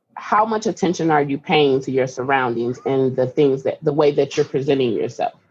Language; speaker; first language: English; native; English